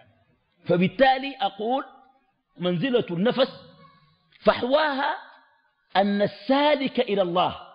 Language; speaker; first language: Arabic; native; Arabic